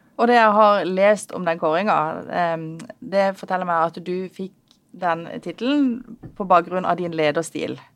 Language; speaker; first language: Norwegian; native; Norwegian